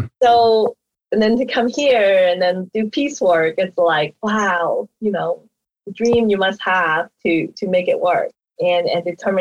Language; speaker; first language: English; native; English